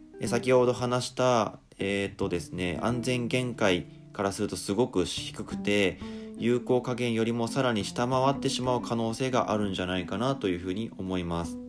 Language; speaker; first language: Japanese; native; Japanese